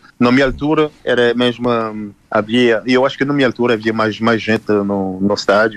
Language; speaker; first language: Portuguese; non-native, learner; French